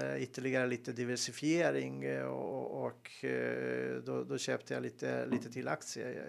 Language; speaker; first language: Swedish; non-native, fluent; Serbian